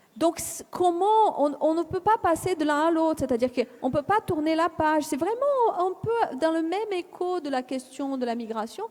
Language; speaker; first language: French; non-native, fluent; Portuguese